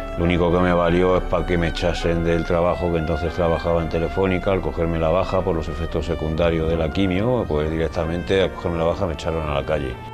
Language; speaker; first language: Spanish; native; Spanish